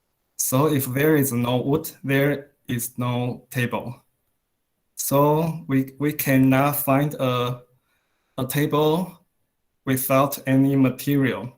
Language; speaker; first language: English; non-native, learner; Chinese